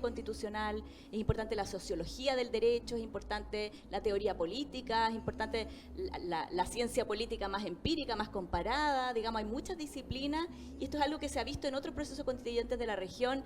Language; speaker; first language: Spanish; native; Spanish